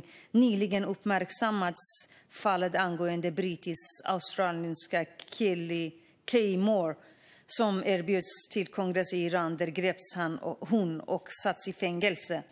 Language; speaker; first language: Swedish; non-native, fluent; Kurdish